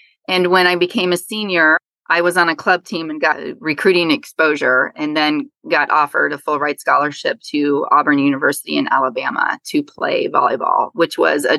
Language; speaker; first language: English; native; English